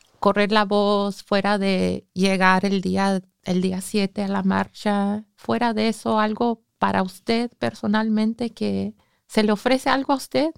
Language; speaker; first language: Spanish; early bilingual, heritage; English